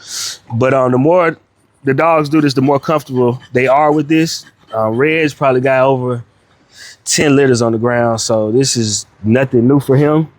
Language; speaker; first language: English; native; English